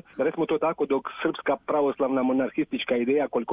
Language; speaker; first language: Croatian; native; Croatian